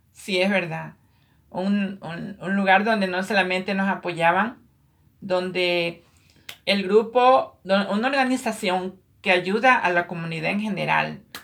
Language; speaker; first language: Spanish; native; Spanish